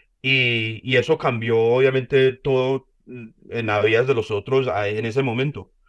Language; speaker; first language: Spanish; early bilingual, heritage; Spanish